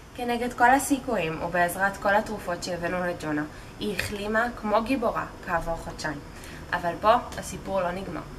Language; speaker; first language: Hebrew; native; Hebrew